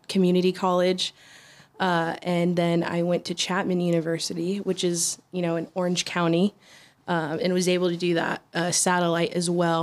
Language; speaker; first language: English; native; English